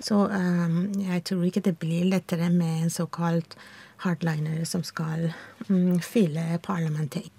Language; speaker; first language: Norwegian; non-native, fluent; Persian